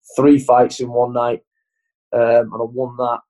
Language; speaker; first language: English; native; English